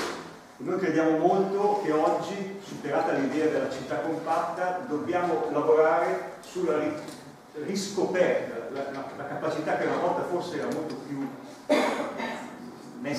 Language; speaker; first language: Italian; native; Italian